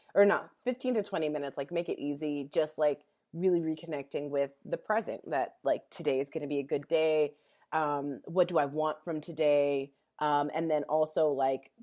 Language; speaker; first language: English; native; English